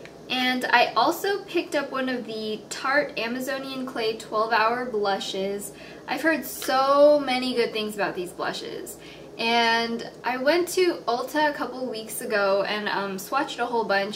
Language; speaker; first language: English; native; English